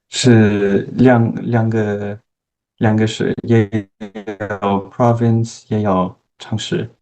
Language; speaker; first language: Chinese; non-native, learner; French